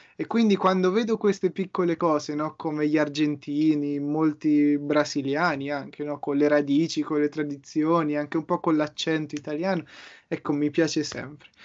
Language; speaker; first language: Italian; native; Italian